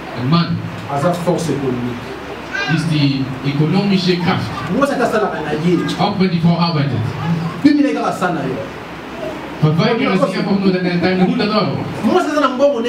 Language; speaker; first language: German; non-native, learner; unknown